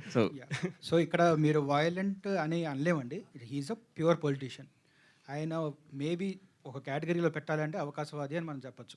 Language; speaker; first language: Telugu; native; Telugu